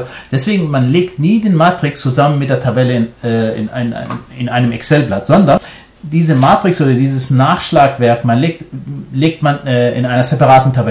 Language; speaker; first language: German; non-native, fluent; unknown